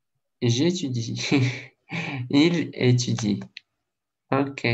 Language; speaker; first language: French; non-native, learner; Russian